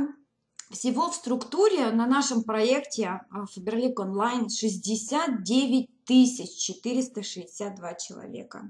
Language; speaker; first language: Russian; native; Russian